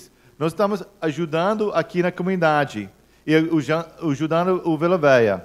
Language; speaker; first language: Portuguese; non-native, fluent; English